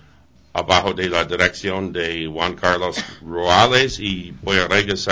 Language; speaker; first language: Spanish; non-native, learner; English